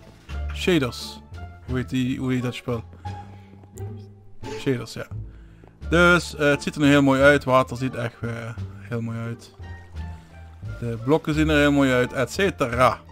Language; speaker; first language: Dutch; native; Dutch